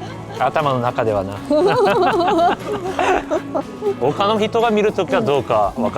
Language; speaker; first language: Japanese; non-native, fluent; English